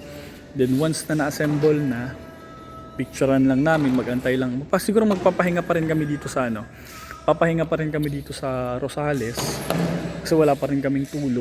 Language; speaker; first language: Filipino; native; Filipino